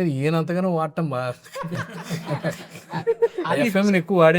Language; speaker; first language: Telugu; native; Telugu